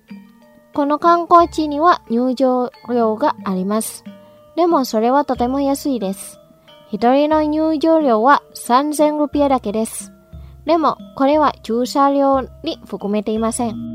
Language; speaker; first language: Japanese; non-native, fluent; Indonesian